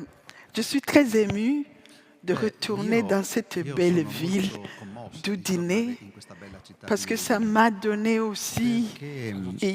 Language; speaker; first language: French; non-native, local second language; Rundi